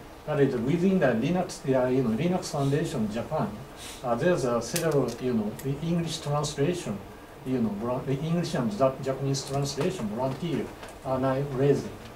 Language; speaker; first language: English; non-native, fluent; Japanese